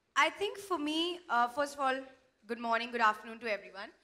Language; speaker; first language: English; non-native, local second language; Hindi